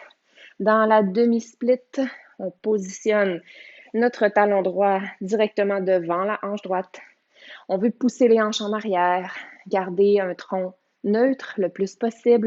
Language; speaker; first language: French; native; French